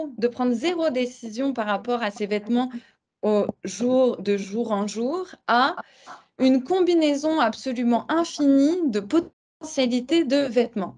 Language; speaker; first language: French; native; French